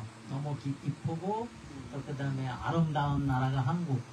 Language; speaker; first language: Korean; non-native, fluent; Bangla